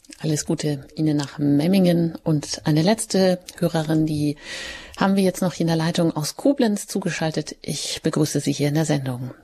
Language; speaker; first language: German; native; German